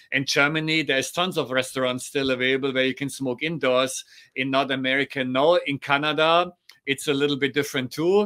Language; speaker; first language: English; non-native, fluent; German